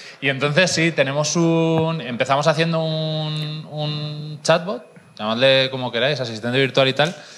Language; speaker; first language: Spanish; native; Spanish